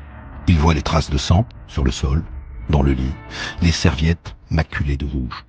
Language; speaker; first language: French; native; French